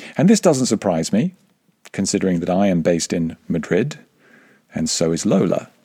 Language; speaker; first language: English; native; English